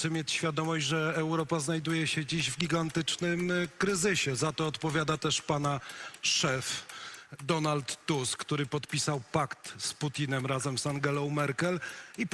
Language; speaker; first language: Polish; native; Polish